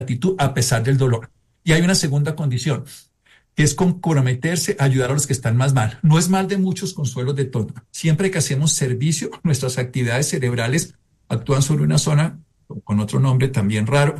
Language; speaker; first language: Spanish; native; Spanish